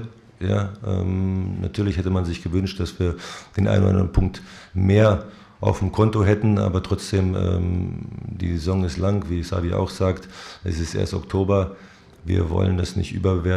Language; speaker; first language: German; native; German